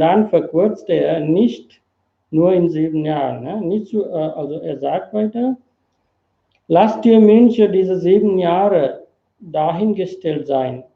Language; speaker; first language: German; non-native, fluent; Sinhala